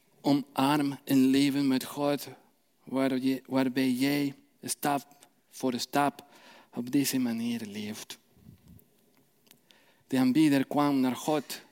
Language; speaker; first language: Dutch; non-native, fluent; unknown